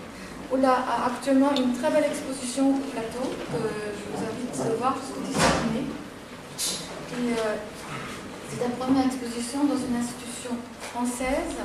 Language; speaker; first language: French; native; French